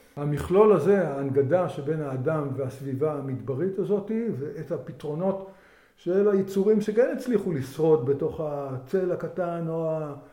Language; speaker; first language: Hebrew; native; Hebrew